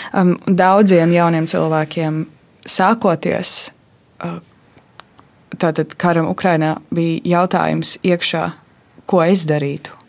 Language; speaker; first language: Latvian; native; Latvian